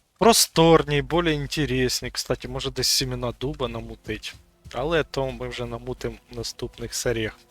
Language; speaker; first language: Ukrainian; non-native, local second language; Russian